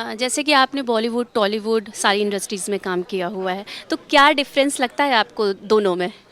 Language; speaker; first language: Hindi; native; Hindi